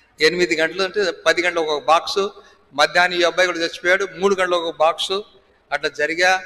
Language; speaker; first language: Telugu; non-native, local second language; Lambadi